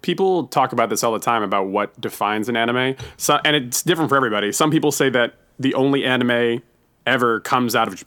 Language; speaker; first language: English; native; English